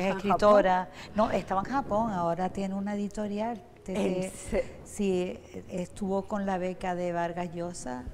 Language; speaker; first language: Spanish; native; Spanish